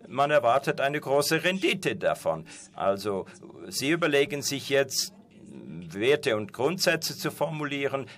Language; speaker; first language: German; non-native, fluent; Persian